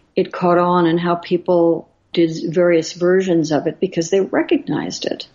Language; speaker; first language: English; native; English